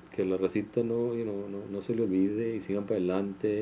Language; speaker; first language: Spanish; early bilingual, heritage; Spanish